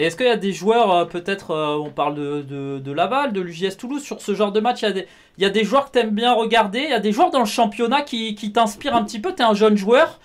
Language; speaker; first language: French; native; French